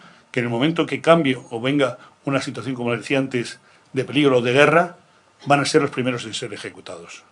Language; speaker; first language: Spanish; native; Spanish